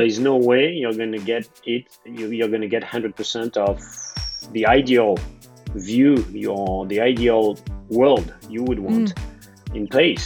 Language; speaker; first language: English; non-native, fluent; French